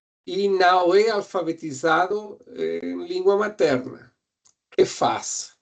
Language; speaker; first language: Portuguese; non-native, fluent; Spanish